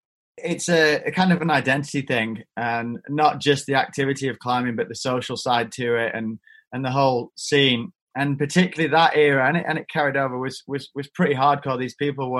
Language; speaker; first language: English; native; English